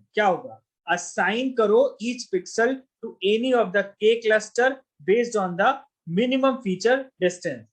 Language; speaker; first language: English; non-native, local second language; Hindi